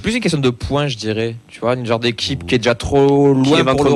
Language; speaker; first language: French; native; French